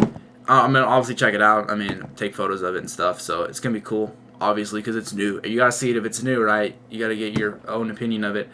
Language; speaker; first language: English; native; English